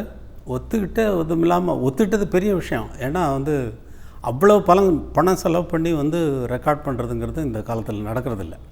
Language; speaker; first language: Tamil; native; Tamil